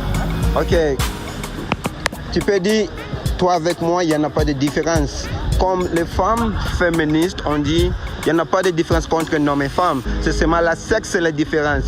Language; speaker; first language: French; non-native, fluent; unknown